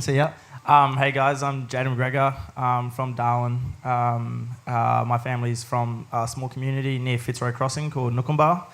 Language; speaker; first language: English; native; English